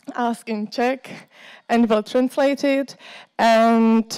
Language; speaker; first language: English; non-native, fluent; Czech